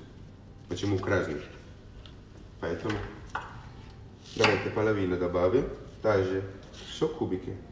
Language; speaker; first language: Russian; non-native, learner; Italian